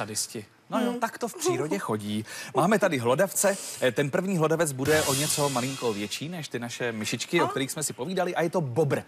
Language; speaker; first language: Czech; native; Czech